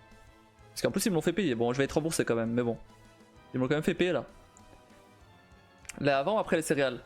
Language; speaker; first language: French; native; French